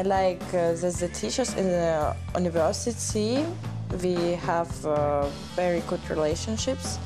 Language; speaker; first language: English; non-native, learner; German